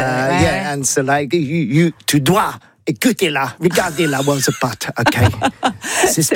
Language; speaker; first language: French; non-native, learner; English